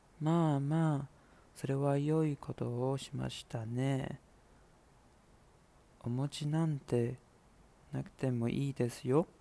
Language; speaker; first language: Japanese; non-native, learner; Chinese